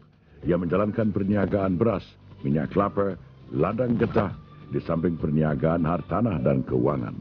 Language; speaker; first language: Malay; native; Malay